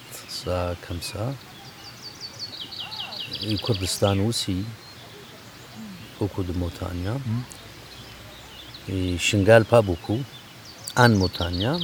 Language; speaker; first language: French; non-native, learner; Kurdish